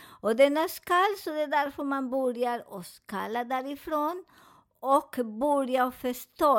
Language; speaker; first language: Swedish; non-native, learner; Spanish